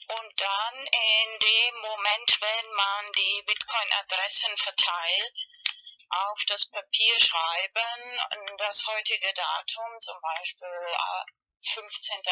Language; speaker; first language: German; non-native, fluent; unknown